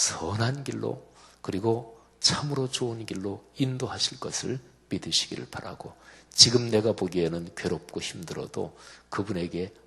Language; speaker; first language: Korean; native; Korean